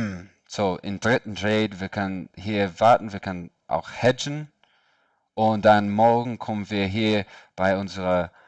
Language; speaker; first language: German; non-native, learner; English